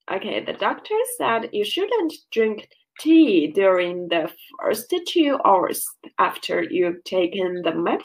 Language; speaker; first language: English; non-native, learner; Chinese